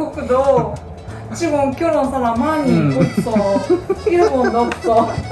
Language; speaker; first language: Korean; non-native, learner; Japanese